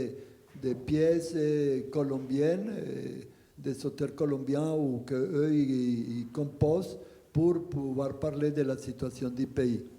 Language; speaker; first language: French; non-native, fluent; Spanish